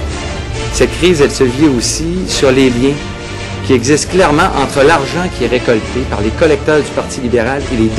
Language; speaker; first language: French; native; French